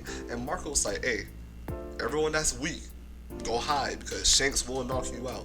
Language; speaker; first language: English; native; English